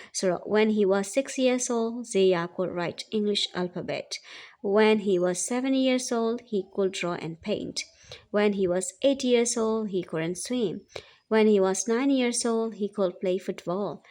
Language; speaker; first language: English; non-native, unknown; Burmese